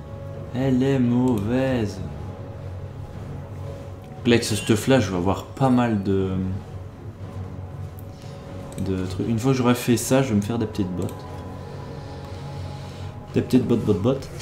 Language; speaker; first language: French; native; French